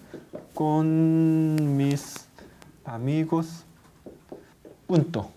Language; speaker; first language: Spanish; non-native, fluent; Korean